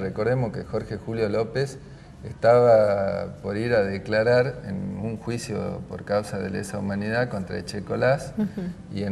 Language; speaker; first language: Spanish; native; Spanish